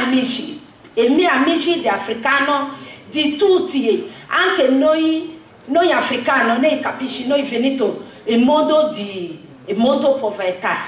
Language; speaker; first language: Italian; non-native, learner; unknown